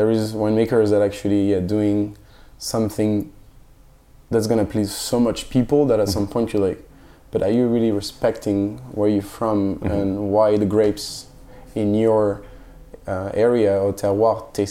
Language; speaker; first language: English; non-native, fluent; French